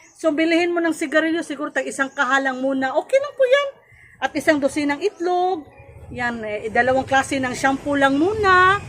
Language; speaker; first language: Filipino; non-native, local second language; Cebuano